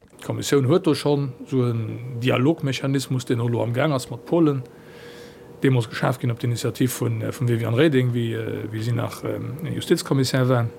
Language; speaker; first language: Luxembourgish; native; Luxembourgish